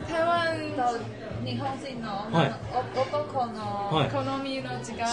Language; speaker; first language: Japanese; non-native, learner; Chinese